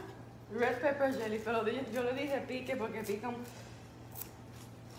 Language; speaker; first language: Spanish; early bilingual, heritage; Spanish